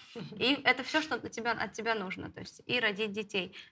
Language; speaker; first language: Russian; native; Russian